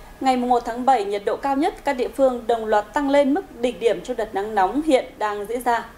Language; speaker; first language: Vietnamese; native; Vietnamese